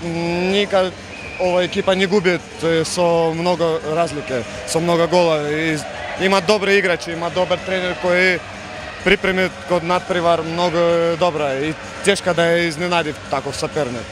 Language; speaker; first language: Macedonian; non-native, fluent; Russian